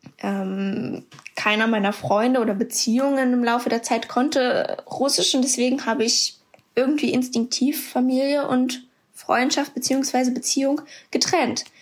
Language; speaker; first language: German; early bilingual, other home language; Russian